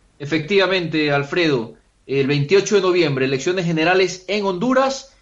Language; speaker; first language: Spanish; native; Spanish